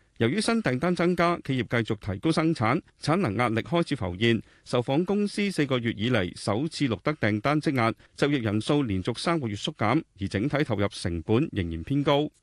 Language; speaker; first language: Cantonese; native; Cantonese